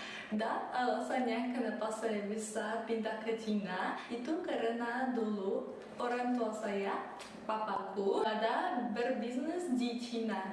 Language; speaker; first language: Indonesian; early bilingual, other home language; Russian